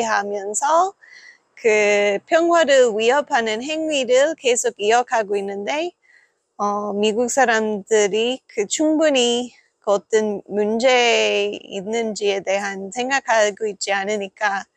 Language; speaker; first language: Korean; non-native, fluent; English